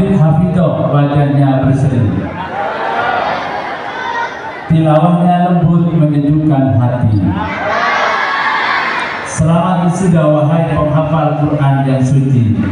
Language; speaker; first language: Indonesian; native; Indonesian